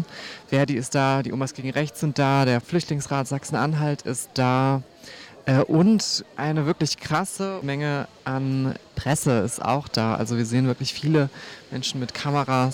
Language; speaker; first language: German; native; German